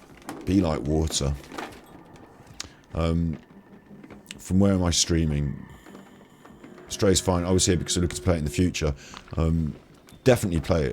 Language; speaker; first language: English; native; English